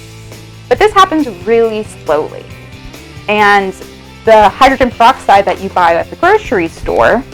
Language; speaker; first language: English; native; English